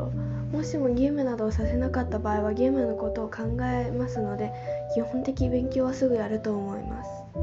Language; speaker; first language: Japanese; non-native, fluent; Chinese